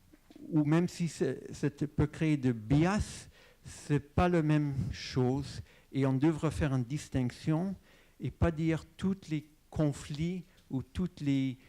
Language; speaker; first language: French; non-native, fluent; English